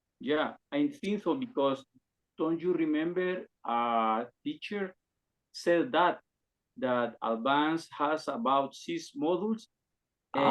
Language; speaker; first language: English; non-native, learner; Spanish